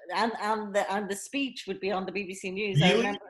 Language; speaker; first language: English; native; English